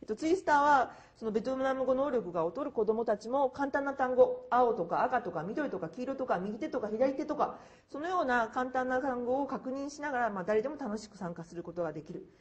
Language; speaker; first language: Japanese; native; Japanese